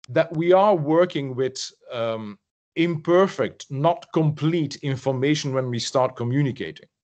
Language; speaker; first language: English; non-native, fluent; French